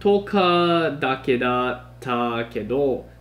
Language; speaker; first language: Japanese; non-native, learner; English